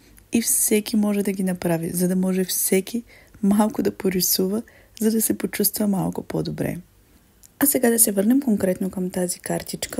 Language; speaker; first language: Bulgarian; native; Bulgarian